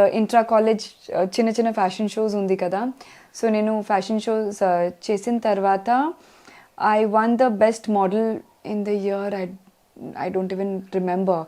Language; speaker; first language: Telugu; non-native, learner; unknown